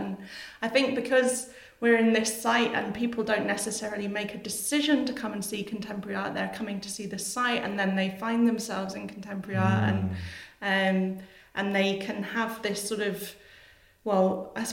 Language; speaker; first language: English; native; English